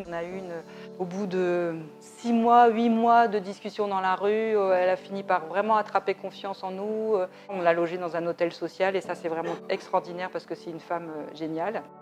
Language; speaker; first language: French; native; French